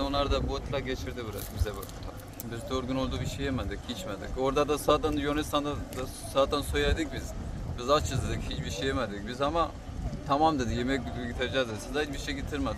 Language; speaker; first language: Turkish; non-native, learner; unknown